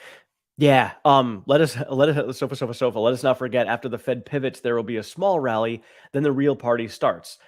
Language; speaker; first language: English; native; English